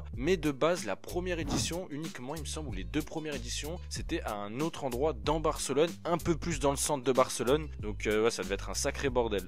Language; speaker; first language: French; native; French